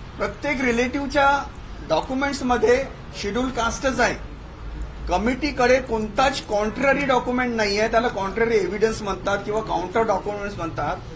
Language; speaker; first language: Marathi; native; Marathi